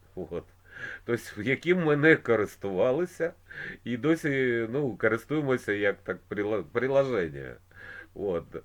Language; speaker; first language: Ukrainian; non-native, local second language; Russian